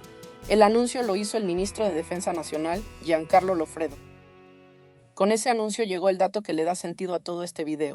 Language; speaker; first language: Spanish; native; Spanish